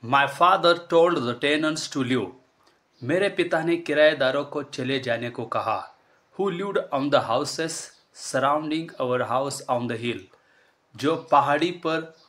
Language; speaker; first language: Hindi; non-native, local second language; Marathi